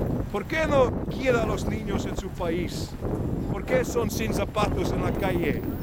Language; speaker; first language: Spanish; non-native, learner; English